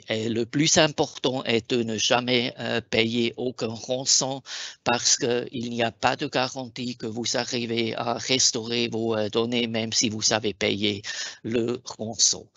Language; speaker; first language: French; non-native, local second language; German